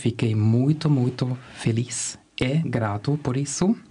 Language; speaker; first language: Portuguese; non-native, fluent; German